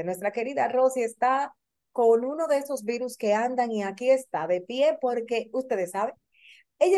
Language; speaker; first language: Spanish; native; Spanish